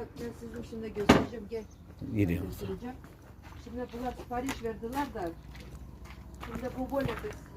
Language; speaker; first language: Turkish; non-native, learner; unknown